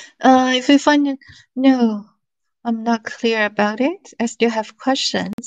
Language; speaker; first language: English; non-native, fluent; Chinese